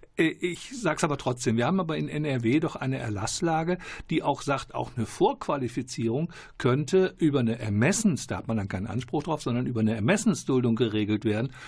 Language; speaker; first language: German; native; German